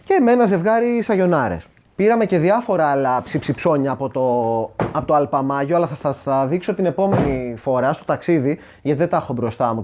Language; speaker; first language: Greek; native; Greek